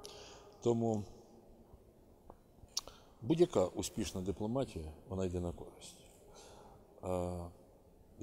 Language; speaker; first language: Ukrainian; native; Ukrainian